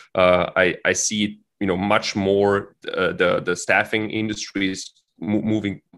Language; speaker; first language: English; non-native, fluent; German